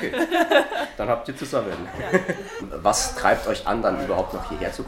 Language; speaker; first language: German; native; German